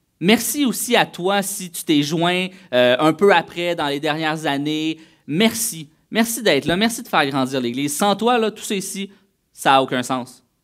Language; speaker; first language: French; native; French